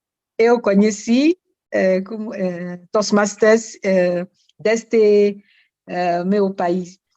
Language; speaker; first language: Portuguese; non-native, learner; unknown